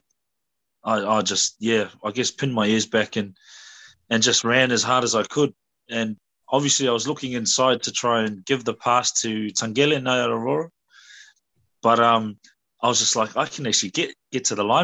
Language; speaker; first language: English; native; English